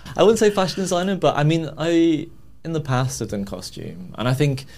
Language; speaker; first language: English; native; English